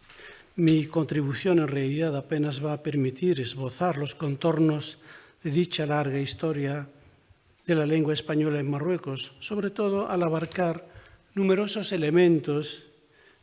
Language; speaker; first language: Spanish; non-native, fluent; Arabic